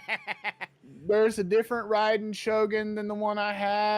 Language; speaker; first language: English; native; English